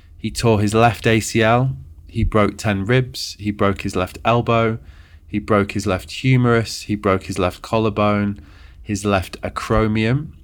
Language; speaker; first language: English; native; English